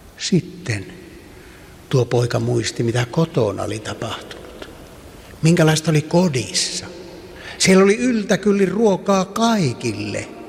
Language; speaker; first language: Finnish; native; Finnish